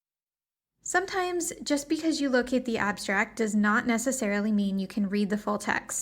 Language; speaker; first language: English; native; English